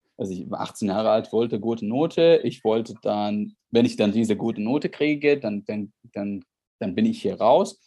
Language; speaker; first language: German; non-native, fluent; Arabic